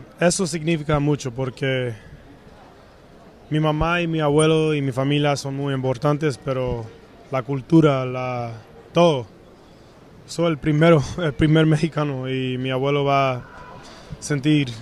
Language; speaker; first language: Spanish; early bilingual, heritage; English